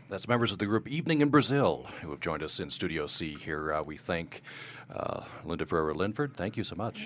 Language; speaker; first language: English; native; English